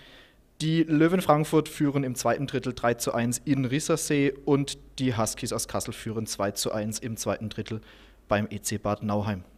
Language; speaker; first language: German; native; German